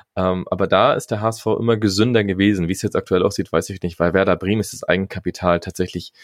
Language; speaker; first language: German; native; German